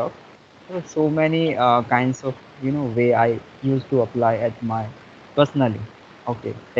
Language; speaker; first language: English; non-native, fluent; Hindi